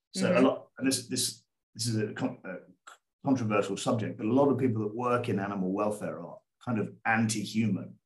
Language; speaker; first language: English; native; English